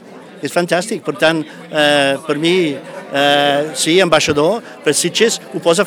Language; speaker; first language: Catalan; non-native, fluent; English